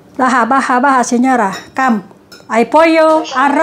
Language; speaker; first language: Spanish; non-native, learner; Indonesian